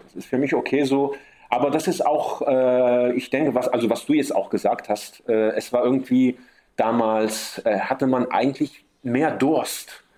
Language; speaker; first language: German; early bilingual, heritage; German